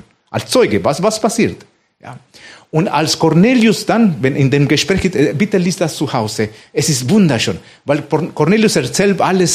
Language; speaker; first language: German; non-native, fluent; Spanish